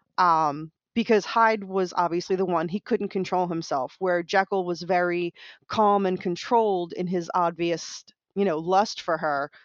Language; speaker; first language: English; native; English